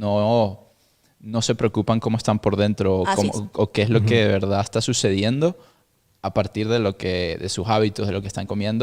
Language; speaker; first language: Spanish; native; Spanish